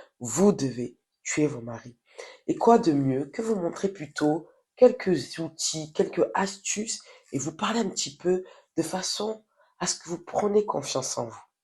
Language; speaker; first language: French; non-native, local second language; Wolof